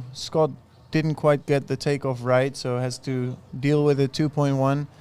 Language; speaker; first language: English; non-native, fluent; Dutch